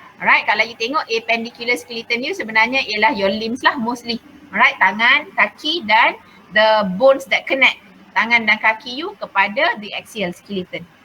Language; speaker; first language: Malay; native; Malay